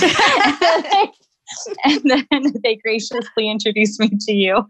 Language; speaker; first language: English; native; English